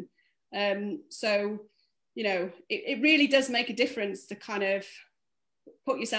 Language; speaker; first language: English; native; English